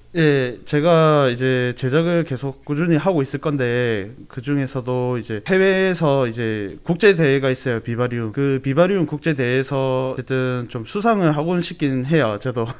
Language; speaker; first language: Korean; native; Korean